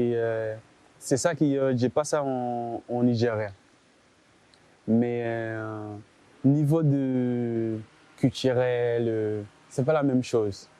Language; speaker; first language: French; non-native, learner; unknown